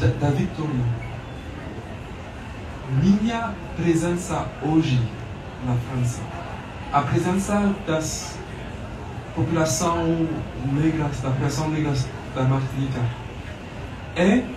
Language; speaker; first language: Portuguese; non-native, learner; French